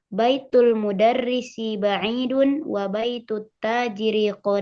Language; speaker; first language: Arabic; non-native, learner; Indonesian